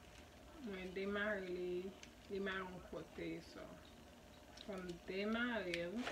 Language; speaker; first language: French; non-native, local second language; Haitian Creole